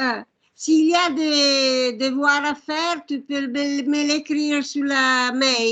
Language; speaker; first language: French; non-native, learner; Italian